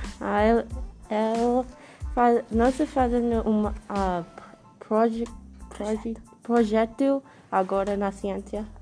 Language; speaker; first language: Portuguese; non-native, learner; English